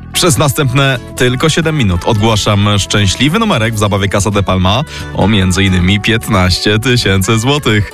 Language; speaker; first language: Polish; native; Polish